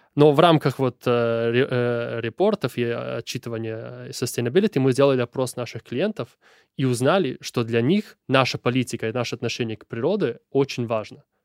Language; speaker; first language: Russian; non-native, fluent; Italian